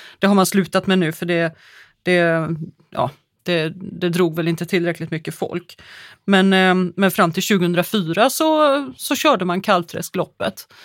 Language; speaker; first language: Swedish; native; Swedish